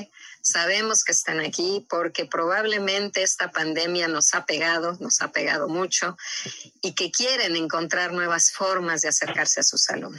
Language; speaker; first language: Spanish; native; Spanish